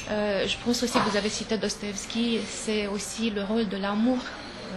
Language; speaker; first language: French; non-native, fluent; Romanian